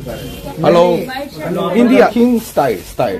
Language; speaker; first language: Korean; native; Korean